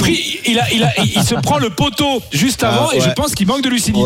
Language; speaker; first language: French; native; French